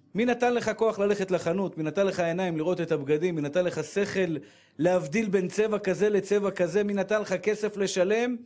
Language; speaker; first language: Hebrew; native; Hebrew